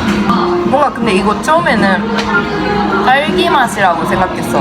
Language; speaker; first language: Korean; non-native, fluent; Japanese